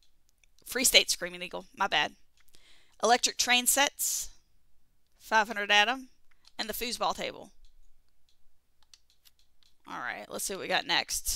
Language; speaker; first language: English; native; English